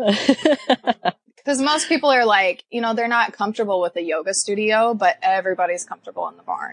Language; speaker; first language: English; native; English